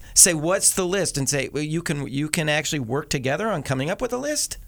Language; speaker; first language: English; native; English